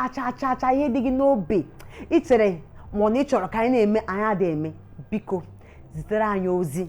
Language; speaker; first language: Igbo; native; Igbo